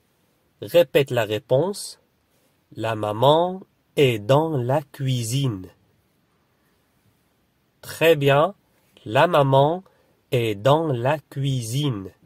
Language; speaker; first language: French; non-native, fluent; Arabic